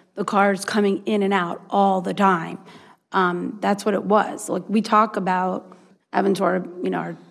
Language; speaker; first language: English; native; English